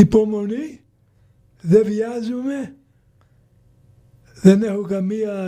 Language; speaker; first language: Greek; early bilingual, other home language; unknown